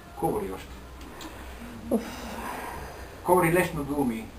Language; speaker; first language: Bulgarian; non-native, learner; Finnish